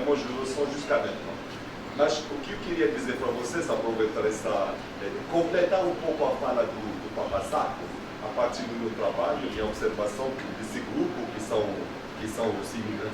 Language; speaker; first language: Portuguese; non-native, fluent; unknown